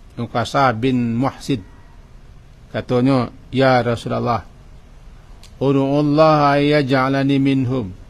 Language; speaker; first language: Malay; non-native, local second language; Minangkabau